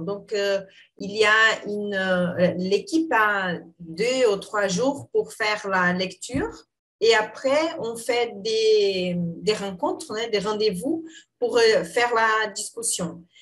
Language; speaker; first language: French; non-native, fluent; Portuguese